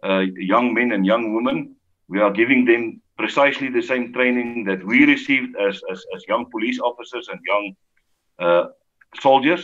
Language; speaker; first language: English; non-native, local second language; Afrikaans